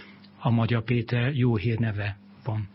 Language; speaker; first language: Hungarian; non-native, fluent; English